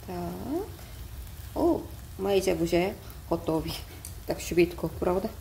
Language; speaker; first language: Ukrainian; non-native, learner; Korean